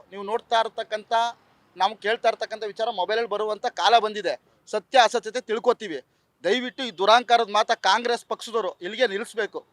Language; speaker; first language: Kannada; native; Kannada